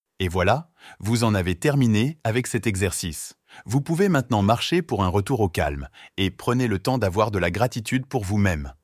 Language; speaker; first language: French; native; French